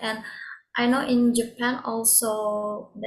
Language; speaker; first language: English; non-native, learner; Indonesian